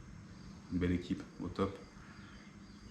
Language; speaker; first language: French; native; French